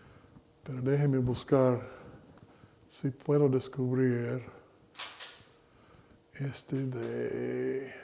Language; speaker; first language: Spanish; non-native, fluent; English